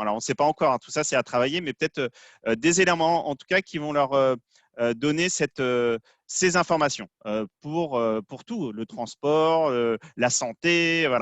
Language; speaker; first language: French; native; French